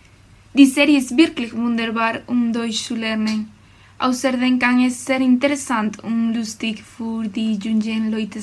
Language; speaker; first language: German; non-native, learner; Spanish